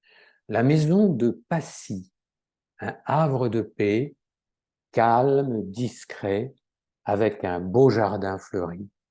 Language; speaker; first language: French; native; French